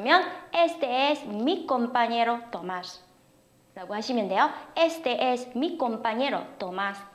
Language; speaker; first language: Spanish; non-native, fluent; Korean